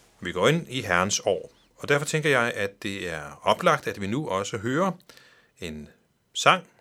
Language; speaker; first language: Danish; non-native, local second language; Faroese